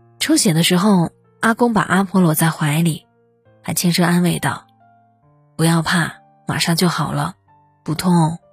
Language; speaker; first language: Chinese; native; Chinese